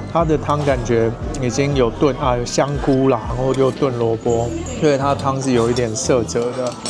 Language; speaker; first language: Chinese; native; Chinese